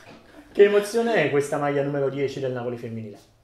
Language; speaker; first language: Italian; native; Italian